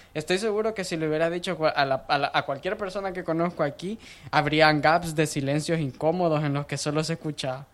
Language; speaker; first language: Spanish; native; Spanish